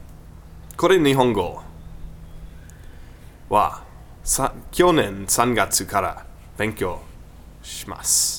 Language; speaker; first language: Japanese; non-native, learner; English